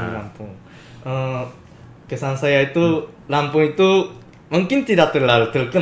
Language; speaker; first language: Indonesian; non-native, fluent; Japanese